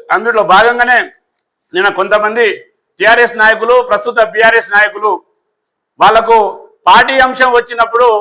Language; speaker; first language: Telugu; non-native, local second language; Lambadi